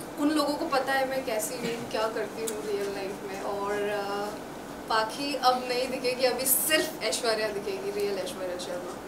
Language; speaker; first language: Hindi; native; Hindi